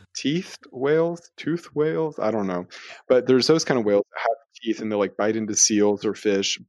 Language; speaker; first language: English; native; English